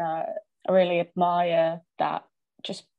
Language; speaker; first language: English; native; English